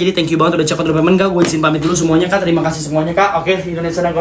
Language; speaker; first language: Indonesian; native; Indonesian